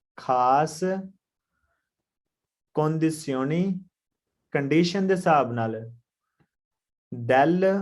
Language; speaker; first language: Italian; non-native, learner; Punjabi